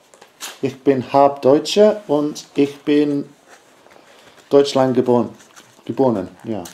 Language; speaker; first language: German; non-native, learner; English